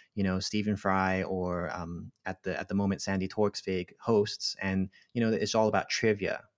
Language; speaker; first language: English; non-native, local second language; Cantonese